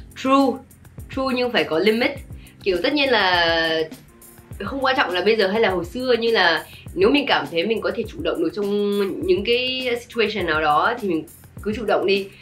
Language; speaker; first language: Vietnamese; early bilingual, heritage; Vietnamese